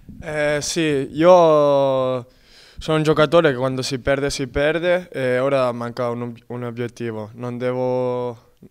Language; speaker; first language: Italian; non-native, fluent; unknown